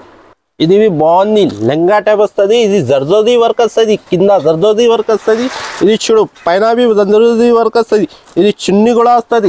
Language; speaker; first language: Telugu; non-native, local second language; Urdu